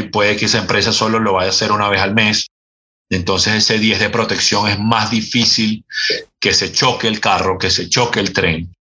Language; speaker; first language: Spanish; native; Spanish